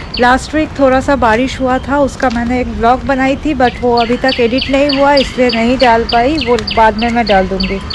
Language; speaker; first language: Hindi; non-native, local second language; Bangla